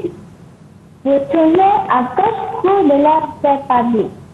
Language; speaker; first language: French; non-native, learner; Malay